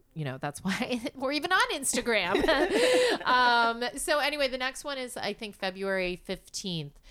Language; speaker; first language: English; native; English